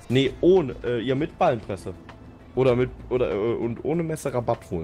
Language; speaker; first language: German; native; German